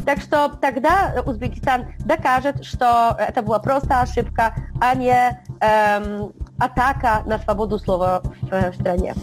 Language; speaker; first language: Russian; non-native, learner; Polish